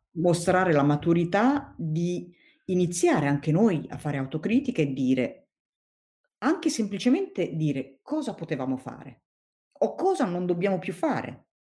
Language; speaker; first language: Italian; non-native, fluent; Tigrinya